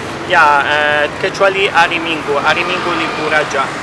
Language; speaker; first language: Indonesian; non-native, learner; Italian